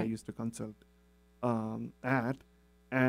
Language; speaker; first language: English; non-native, local second language; Telugu